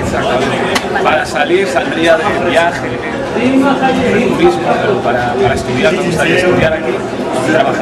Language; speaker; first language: Spanish; non-native, local second language; Arabic